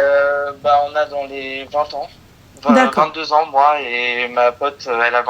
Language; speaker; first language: French; native; French